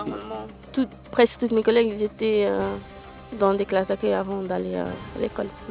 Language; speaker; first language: French; non-native, local second language; Portuguese